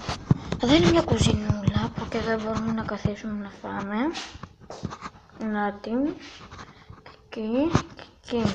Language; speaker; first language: Greek; early bilingual, other home language; Bulgarian